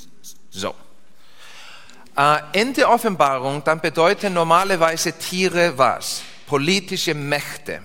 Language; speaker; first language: German; non-native, learner; English